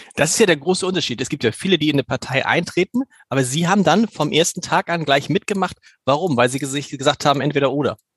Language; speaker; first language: German; native; German